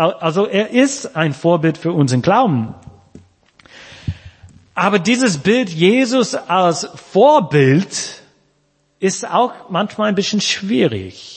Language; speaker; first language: German; non-native, fluent; English